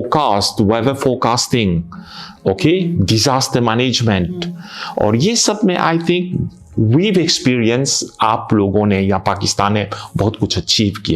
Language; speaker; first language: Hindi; non-native, fluent; Morisyen